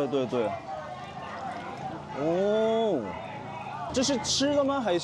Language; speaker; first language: Chinese; non-native, learner; Korean